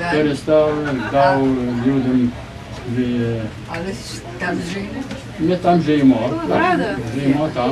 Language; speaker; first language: Ukrainian; early bilingual, heritage; Ukrainian